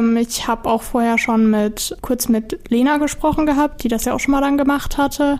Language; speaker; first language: German; native; German